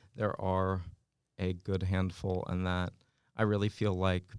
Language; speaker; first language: English; native; English